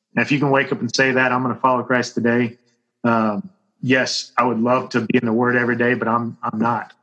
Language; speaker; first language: English; native; English